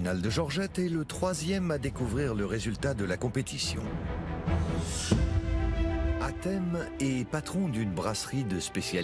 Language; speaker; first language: French; native; French